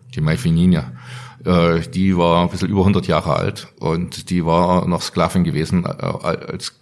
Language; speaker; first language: German; native; German